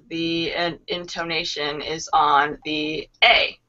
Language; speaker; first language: English; native; English